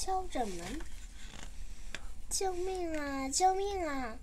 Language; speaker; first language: Chinese; native; Chinese